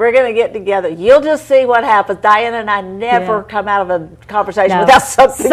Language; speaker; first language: English; native; English